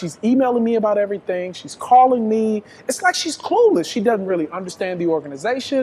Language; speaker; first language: English; native; English